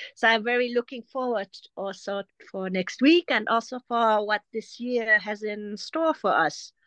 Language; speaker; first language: English; non-native, fluent; German